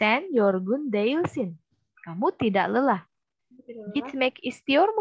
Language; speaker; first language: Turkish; non-native, fluent; Indonesian